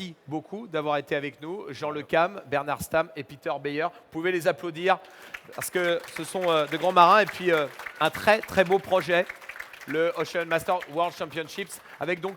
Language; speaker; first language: French; native; French